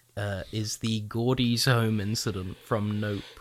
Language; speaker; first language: English; native; English